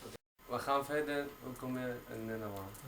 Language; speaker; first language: Dutch; non-native, learner; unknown